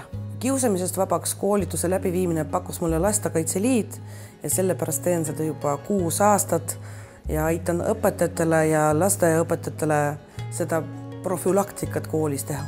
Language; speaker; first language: Estonian; non-native, local second language; Russian